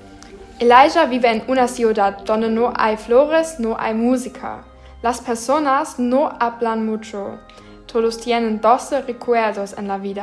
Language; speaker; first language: Spanish; non-native, learner; German